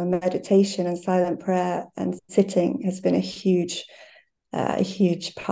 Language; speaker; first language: English; native; English